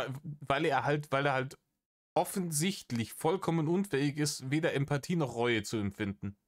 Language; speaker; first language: German; native; German